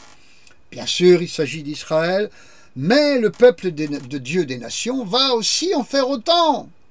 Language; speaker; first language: French; native; French